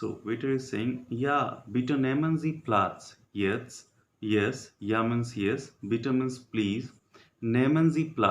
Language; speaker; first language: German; non-native, learner; Hindi